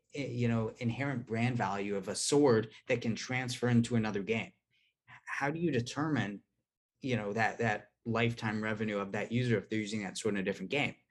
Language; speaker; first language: English; native; English